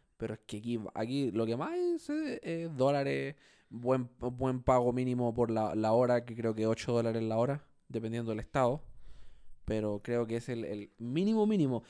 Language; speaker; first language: Spanish; native; Spanish